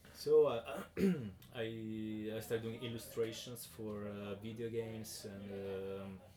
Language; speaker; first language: English; non-native, learner; Italian